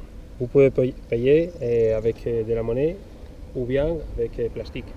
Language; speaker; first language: French; non-native, local second language; Arabic